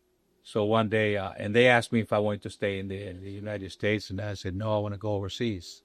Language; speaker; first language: English; non-native, local second language; Spanish